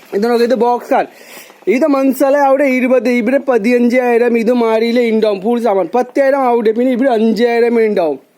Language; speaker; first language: Malayalam; non-native, learner; Bangla